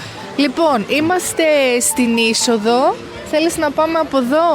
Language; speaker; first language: Greek; native; Greek